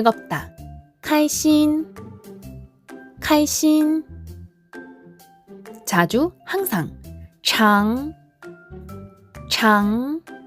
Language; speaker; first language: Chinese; non-native, fluent; Korean